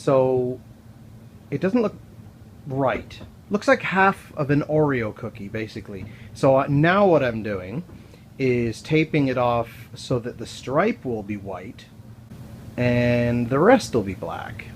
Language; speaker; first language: English; native; English